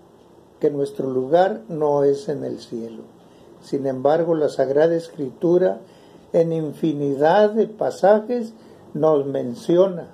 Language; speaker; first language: Spanish; native; Spanish